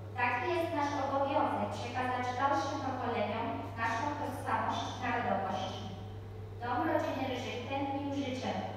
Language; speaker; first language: Polish; early bilingual, heritage; Polish